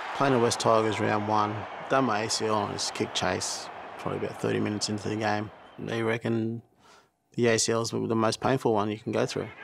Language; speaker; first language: English; native; English